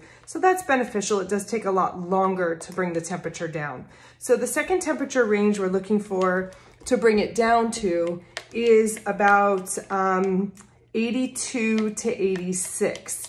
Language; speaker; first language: English; native; English